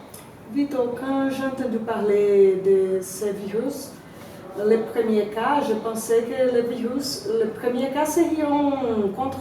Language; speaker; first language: French; non-native, learner; Portuguese